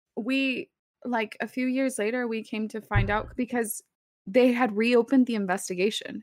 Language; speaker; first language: English; early bilingual, other home language; Spanish